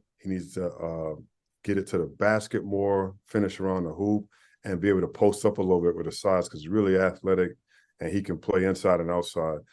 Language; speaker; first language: English; native; English